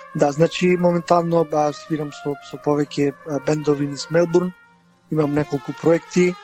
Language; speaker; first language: Macedonian; native; Macedonian